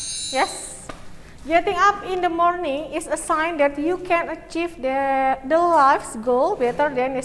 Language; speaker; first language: English; non-native, local second language; Indonesian